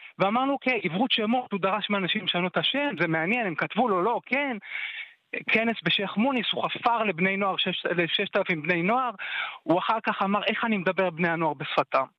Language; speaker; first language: Hebrew; native; Hebrew